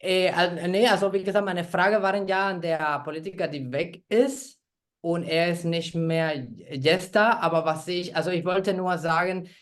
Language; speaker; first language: German; non-native, fluent; Spanish